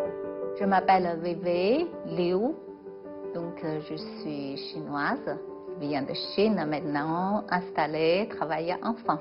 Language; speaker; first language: French; non-native, fluent; Chinese